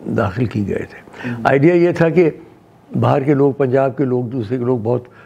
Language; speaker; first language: Hindi; non-native, local second language; Dogri